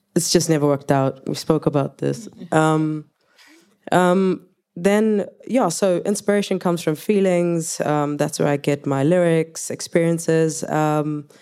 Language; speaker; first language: English; non-native, local second language; Zulu